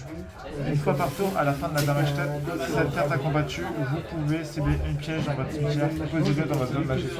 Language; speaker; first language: French; native; French